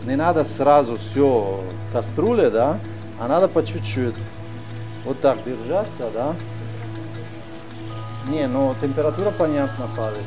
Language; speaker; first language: Russian; non-native, fluent; Italian